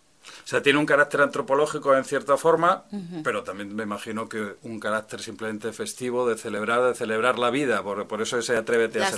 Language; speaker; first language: Spanish; native; Spanish